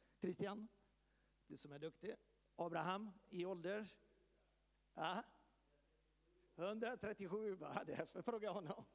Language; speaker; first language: Swedish; early bilingual, heritage; Swedish